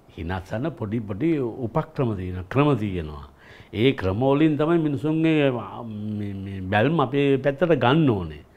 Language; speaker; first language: Sinhala; native; Sinhala